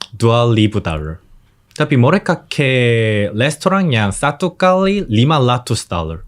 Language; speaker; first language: Indonesian; non-native, learner; Korean